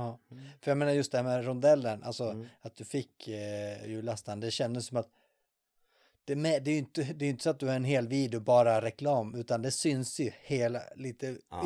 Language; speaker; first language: Swedish; native; Swedish